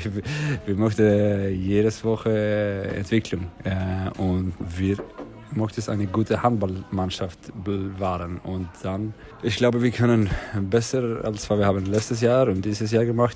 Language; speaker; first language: German; non-native, learner; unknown